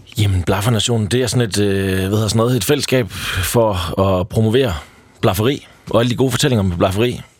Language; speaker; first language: Danish; native; Danish